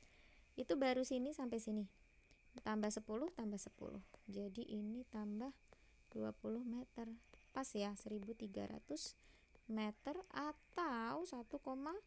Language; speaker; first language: Indonesian; native; Indonesian